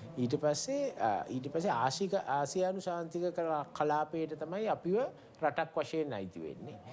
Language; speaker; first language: Sinhala; native; Sinhala